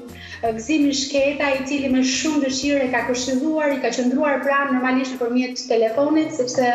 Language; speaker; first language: Albanian; native; Albanian